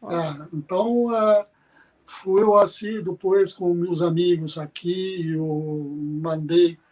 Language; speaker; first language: Portuguese; non-native, fluent; Arabic